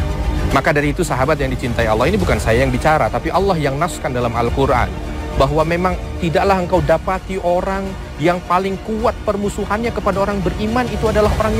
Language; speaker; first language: Indonesian; native; Indonesian